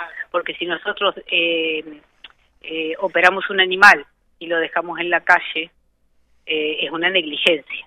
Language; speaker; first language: Spanish; native; Spanish